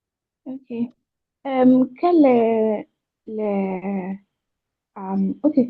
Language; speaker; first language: French; non-native, learner; Yoruba